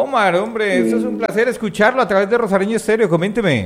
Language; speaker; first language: Spanish; native; Spanish